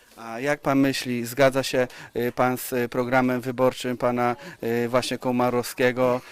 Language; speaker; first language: Polish; native; Polish